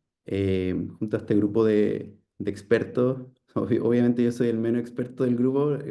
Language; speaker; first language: Spanish; native; Spanish